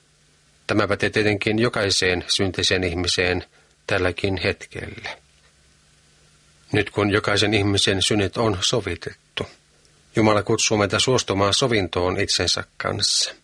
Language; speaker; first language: Finnish; native; Finnish